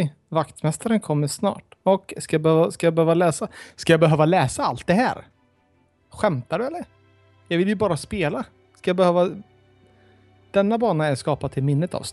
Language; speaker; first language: Swedish; native; Swedish